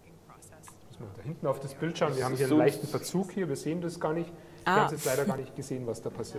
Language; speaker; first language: German; native; German